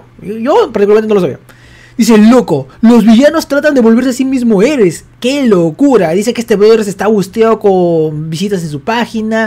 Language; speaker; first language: Spanish; native; Spanish